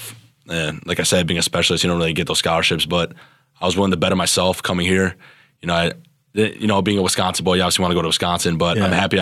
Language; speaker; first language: English; early bilingual, other home language; Serbian